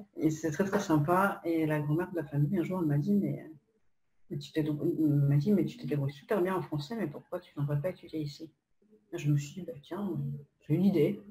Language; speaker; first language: French; non-native, fluent; Polish